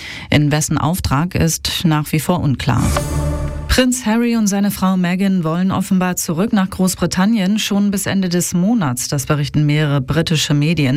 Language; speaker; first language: German; native; German